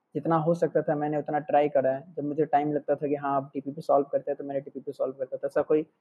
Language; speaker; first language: Hindi; native; Hindi